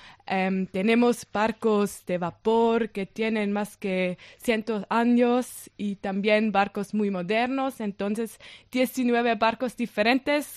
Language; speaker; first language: Spanish; non-native, learner; German